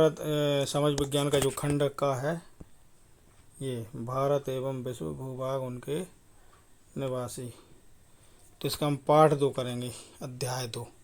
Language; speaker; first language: Hindi; native; Hindi